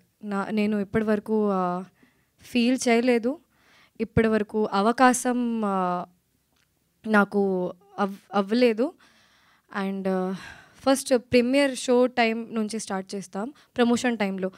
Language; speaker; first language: Telugu; non-native, learner; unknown